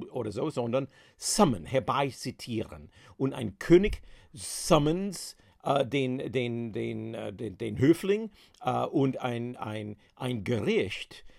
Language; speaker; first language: German; non-native, fluent; English